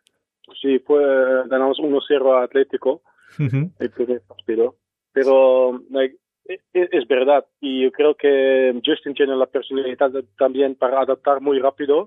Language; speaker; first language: Spanish; non-native, fluent; Dutch